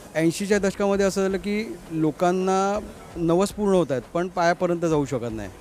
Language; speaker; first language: Marathi; native; Marathi